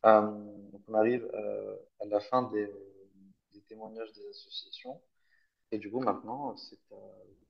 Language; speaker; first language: French; native; French